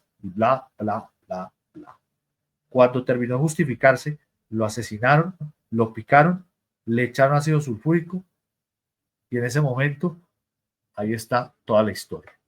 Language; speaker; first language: Spanish; native; Spanish